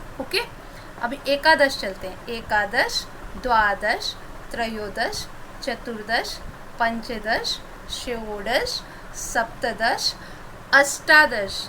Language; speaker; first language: Hindi; native; Hindi